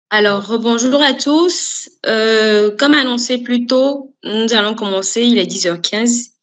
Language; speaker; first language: French; native; French